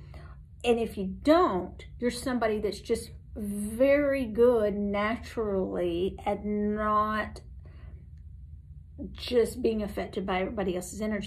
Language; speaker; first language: English; native; English